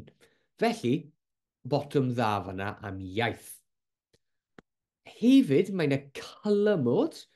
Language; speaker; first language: Welsh; non-native, local second language; English